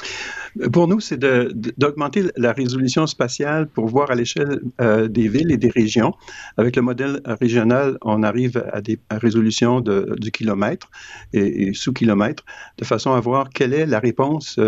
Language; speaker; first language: French; native; French